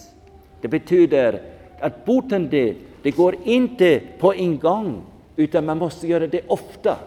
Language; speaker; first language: Swedish; non-native, fluent; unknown